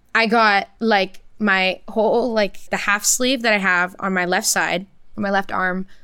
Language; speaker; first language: English; early bilingual, other home language; Portuguese